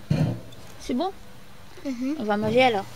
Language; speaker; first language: French; non-native, learner; Filipino